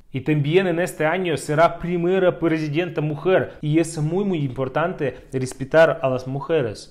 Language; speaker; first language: Spanish; non-native, fluent; Russian